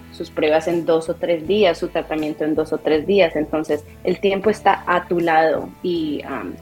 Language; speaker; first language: Spanish; native; Spanish